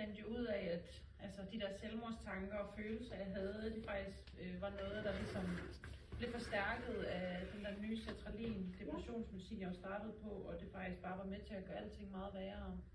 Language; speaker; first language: Danish; native; Danish